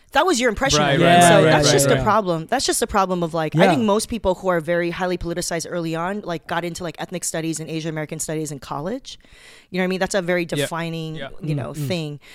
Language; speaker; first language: English; native; English